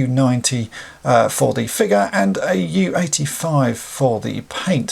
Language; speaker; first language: English; native; English